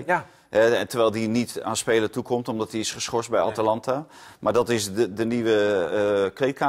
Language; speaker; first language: Dutch; native; Dutch